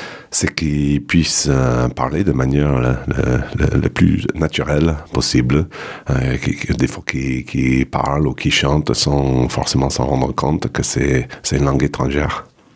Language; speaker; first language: French; non-native, fluent; English